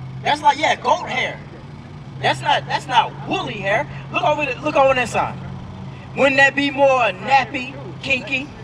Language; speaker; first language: English; native; English